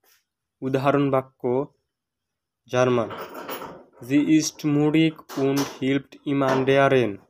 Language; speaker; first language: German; non-native, fluent; Bangla